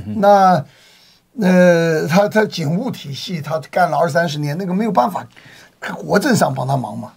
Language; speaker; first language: Chinese; native; Chinese